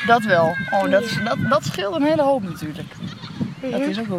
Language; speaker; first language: Dutch; native; Dutch